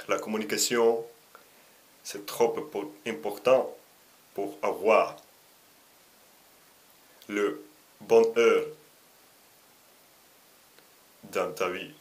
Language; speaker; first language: French; non-native, learner; Russian